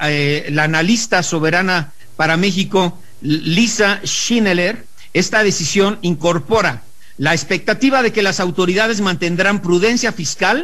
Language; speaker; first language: Spanish; native; Spanish